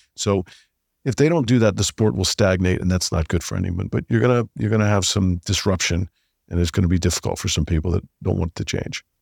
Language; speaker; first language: English; native; English